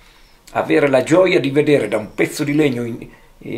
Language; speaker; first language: Italian; native; Italian